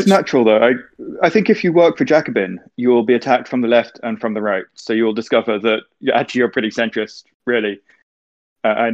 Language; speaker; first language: English; native; English